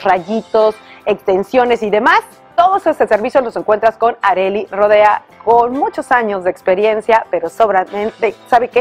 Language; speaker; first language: Spanish; native; Spanish